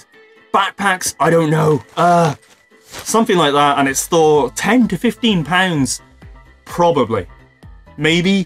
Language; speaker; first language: English; native; English